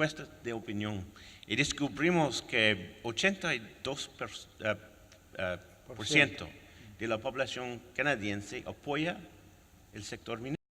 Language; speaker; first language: Spanish; non-native, fluent; French